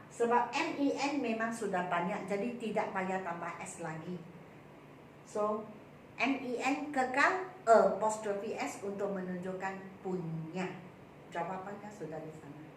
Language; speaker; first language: Malay; non-native, local second language; Chinese